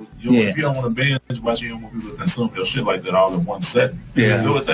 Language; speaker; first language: English; native; English